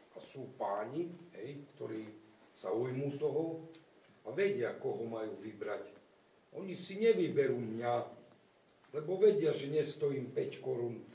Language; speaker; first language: Slovak; non-native, local second language; Romany